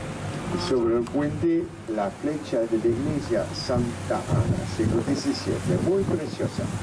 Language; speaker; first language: Spanish; non-native, learner; Dutch